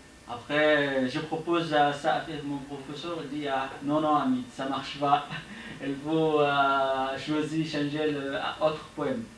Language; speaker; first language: French; non-native, learner; Arabic